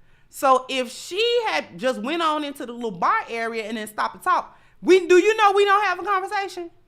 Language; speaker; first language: English; native; English